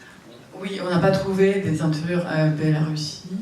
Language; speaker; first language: French; non-native, fluent; Russian